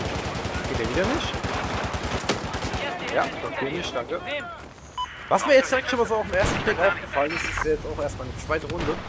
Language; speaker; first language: German; native; German